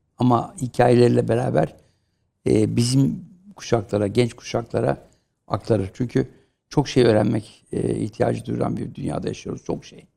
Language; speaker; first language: Turkish; native; Turkish